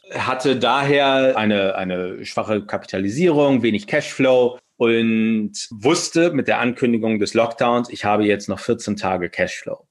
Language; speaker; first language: German; native; German